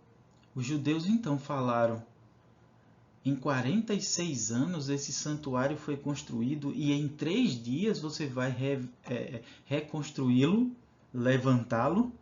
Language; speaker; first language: Portuguese; native; Portuguese